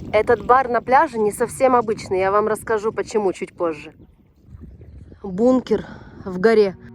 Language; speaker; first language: Russian; native; Russian